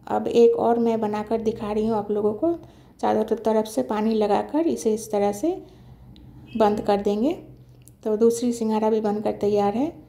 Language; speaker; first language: Hindi; non-native, local second language; Bangla